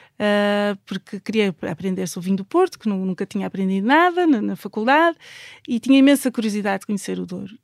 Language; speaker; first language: Portuguese; native; Portuguese